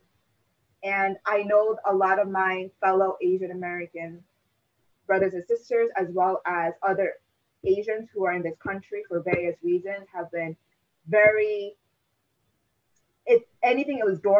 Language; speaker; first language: English; native; English